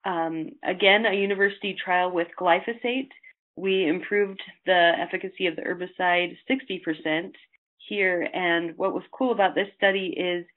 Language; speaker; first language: English; native; English